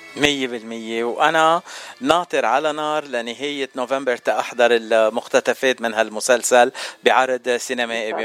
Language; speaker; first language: Arabic; native; Arabic